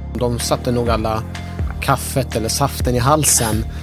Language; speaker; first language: Swedish; early bilingual, other home language; Persian